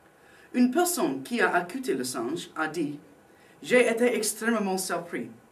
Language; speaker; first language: French; non-native, learner; English